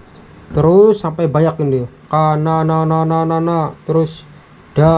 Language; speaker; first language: Indonesian; non-native, local second language; Javanese